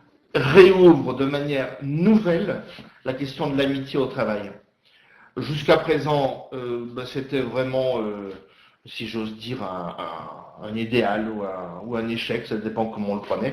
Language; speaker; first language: French; native; French